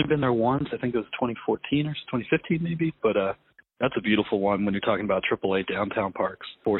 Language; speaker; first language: English; native; English